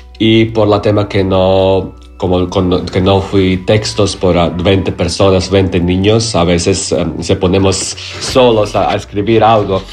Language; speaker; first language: Spanish; non-native, learner; Croatian